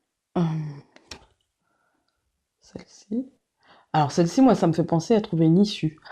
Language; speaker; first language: French; native; French